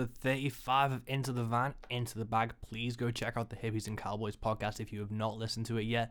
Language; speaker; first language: English; native; English